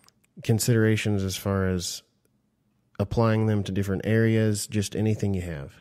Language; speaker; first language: English; native; English